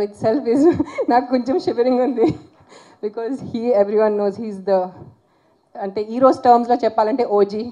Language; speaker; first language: Telugu; non-native, local second language; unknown